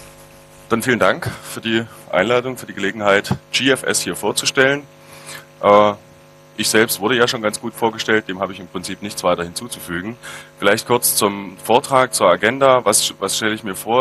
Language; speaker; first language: German; native; German